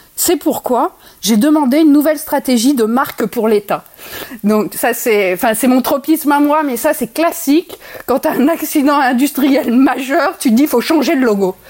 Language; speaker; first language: French; native; French